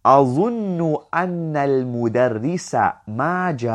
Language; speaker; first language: Arabic; non-native, fluent; English